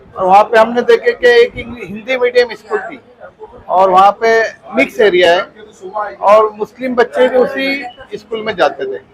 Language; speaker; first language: Hindi; non-native, local second language; Urdu